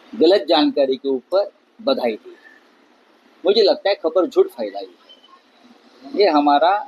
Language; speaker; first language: Hindi; non-native, local second language; Marathi